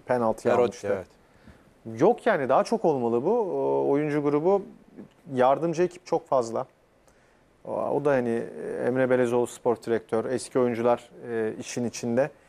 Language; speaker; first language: Turkish; native; Turkish